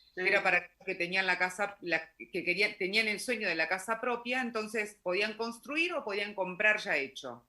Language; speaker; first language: Spanish; native; Spanish